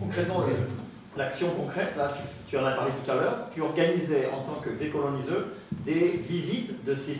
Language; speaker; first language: French; native; French